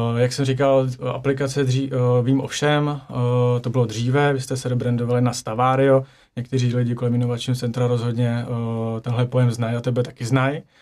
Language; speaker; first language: Czech; native; Czech